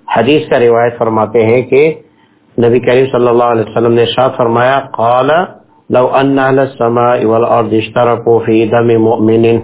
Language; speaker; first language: Urdu; non-native, local second language; Pashto